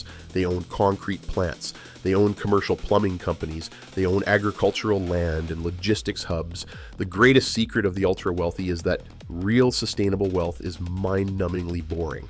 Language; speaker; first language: English; native; English